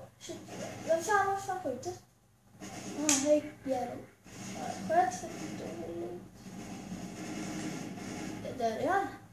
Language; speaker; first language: Swedish; early bilingual, other home language; Albanian